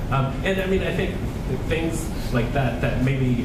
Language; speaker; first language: English; native; English